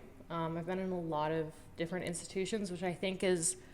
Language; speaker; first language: English; native; English